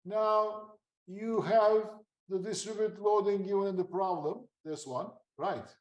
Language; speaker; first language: English; non-native, fluent; Turkish